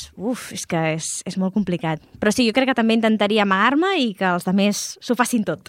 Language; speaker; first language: Catalan; native; Catalan